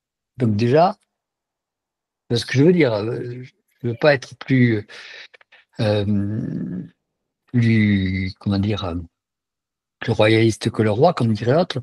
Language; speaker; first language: French; native; French